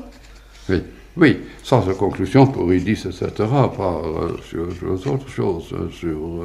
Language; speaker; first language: French; non-native, fluent; Dutch